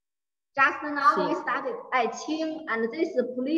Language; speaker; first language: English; non-native, learner; Chinese